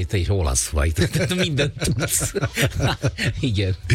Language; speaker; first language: Hungarian; non-native, fluent; Italian